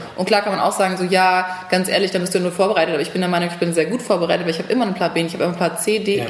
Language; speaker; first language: German; native; German